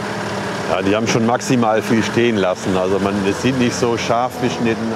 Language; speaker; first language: German; native; German